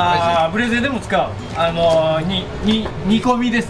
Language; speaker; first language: Japanese; native; Japanese